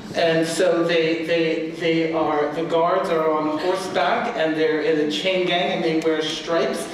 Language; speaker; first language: English; native; English